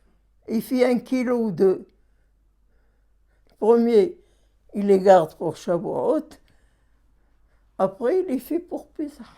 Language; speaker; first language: French; non-native, learner; Arabic